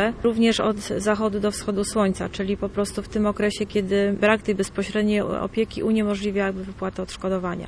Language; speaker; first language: Polish; native; Polish